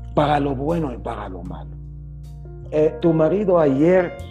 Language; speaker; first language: Spanish; non-native, fluent; Arabic